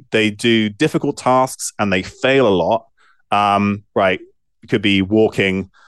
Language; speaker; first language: English; native; English